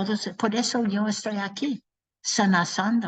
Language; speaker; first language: Spanish; non-native, learner; English